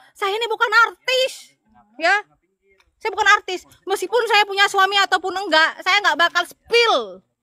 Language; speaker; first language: Indonesian; non-native, local second language; Madurese